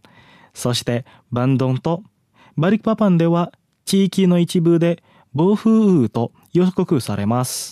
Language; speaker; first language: Japanese; non-native, fluent; Indonesian